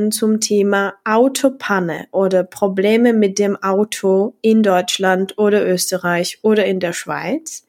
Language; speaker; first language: German; non-native, fluent; Czech